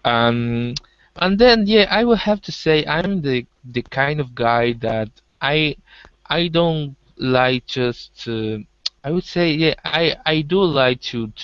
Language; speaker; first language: English; non-native, learner; Spanish